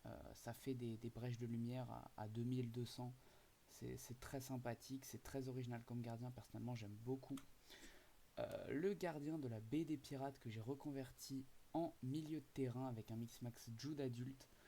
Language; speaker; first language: French; native; French